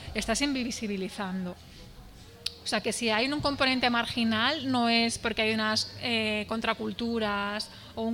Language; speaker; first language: Spanish; non-native, local second language; Catalan